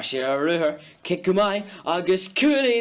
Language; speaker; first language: Irish; non-native, local second language; English